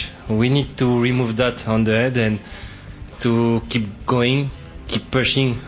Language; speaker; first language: English; non-native, learner; French